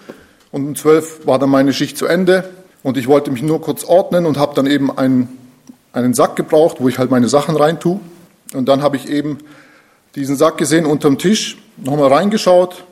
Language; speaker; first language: German; native; German